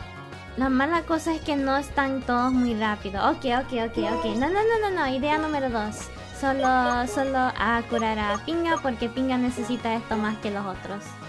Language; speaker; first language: Spanish; early bilingual, heritage; English